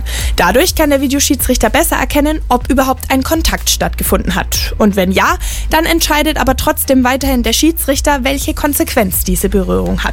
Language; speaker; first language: German; native; German